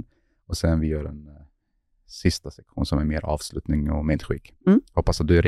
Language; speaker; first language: Swedish; non-native, fluent; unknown